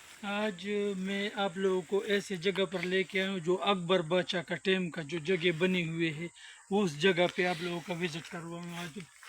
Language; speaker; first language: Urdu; non-native, local second language; Pashto